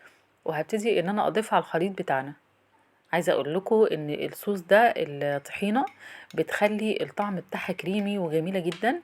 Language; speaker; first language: Arabic; native; Arabic